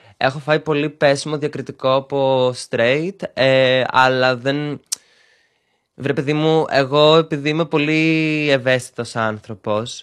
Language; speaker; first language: Greek; early bilingual, other home language; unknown